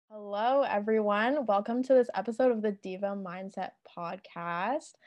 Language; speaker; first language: English; native; English